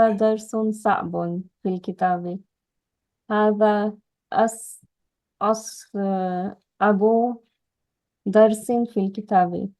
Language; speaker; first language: Arabic; non-native, learner; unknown